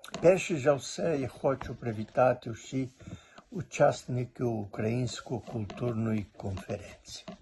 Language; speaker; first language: Ukrainian; early bilingual, heritage; Portuguese